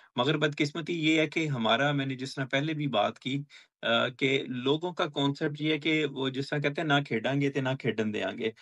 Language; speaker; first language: Urdu; non-native, local second language; Punjabi